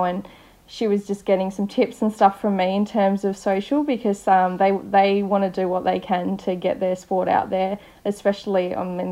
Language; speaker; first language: English; native; English